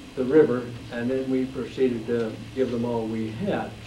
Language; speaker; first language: English; native; English